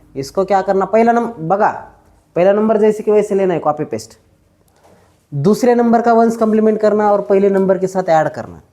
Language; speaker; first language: Hindi; non-native, local second language; Marathi